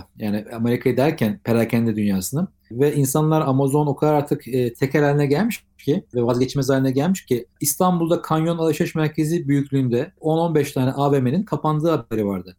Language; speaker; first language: Turkish; native; Turkish